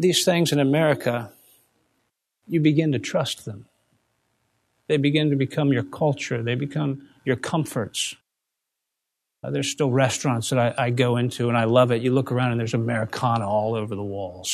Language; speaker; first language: English; native; English